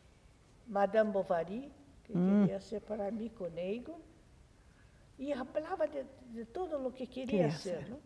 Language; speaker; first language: Spanish; non-native, fluent; Portuguese